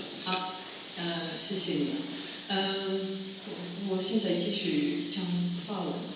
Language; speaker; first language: Chinese; non-native, learner; French